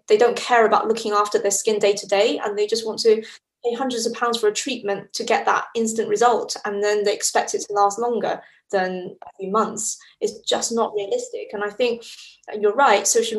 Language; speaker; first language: English; early bilingual, other home language; Chinese